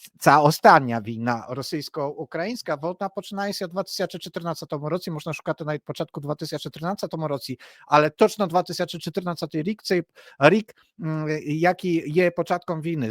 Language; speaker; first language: Polish; non-native, learner; Ukrainian